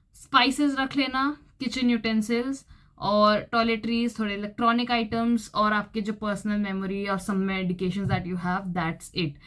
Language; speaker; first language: Hindi; native; Hindi